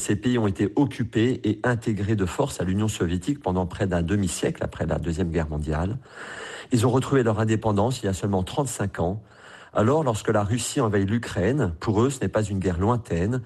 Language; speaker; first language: French; native; French